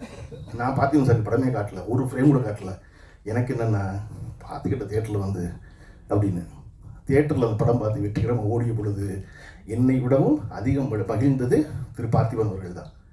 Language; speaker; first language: Tamil; native; Tamil